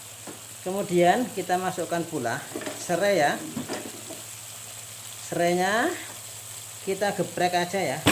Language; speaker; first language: Indonesian; native; Indonesian